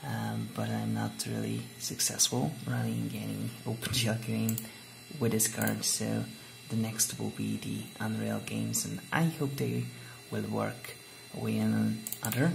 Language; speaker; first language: English; non-native, fluent; Hungarian